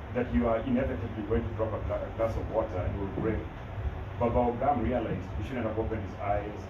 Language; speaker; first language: English; non-native, local second language; Kikuyu